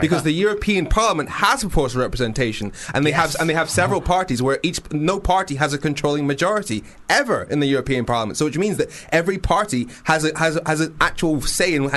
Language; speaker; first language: English; native; English